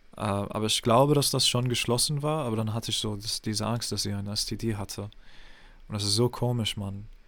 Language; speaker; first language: German; non-native, fluent; English